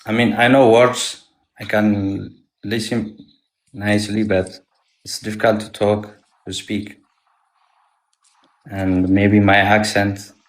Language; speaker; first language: English; non-native, learner; Amharic